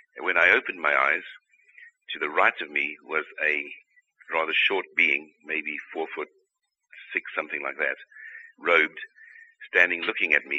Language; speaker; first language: English; native; English